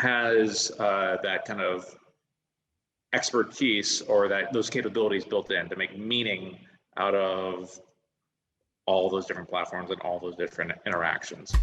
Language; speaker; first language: English; native; English